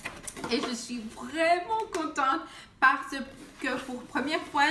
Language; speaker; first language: French; non-native, fluent; Spanish